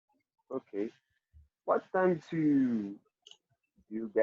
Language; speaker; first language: English; non-native, learner; Portuguese